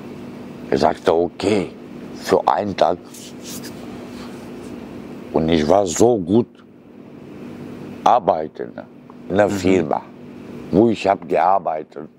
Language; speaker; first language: German; non-native, learner; Romanian